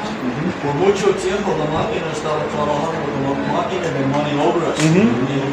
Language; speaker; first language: Spanish; non-native, fluent; English